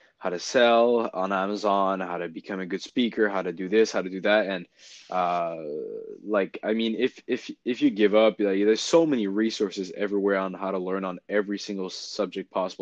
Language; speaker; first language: English; non-native, fluent; French